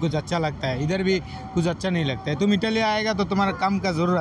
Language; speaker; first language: Hindi; non-native, learner; Bangla